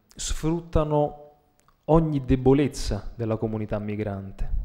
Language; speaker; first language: Italian; native; Italian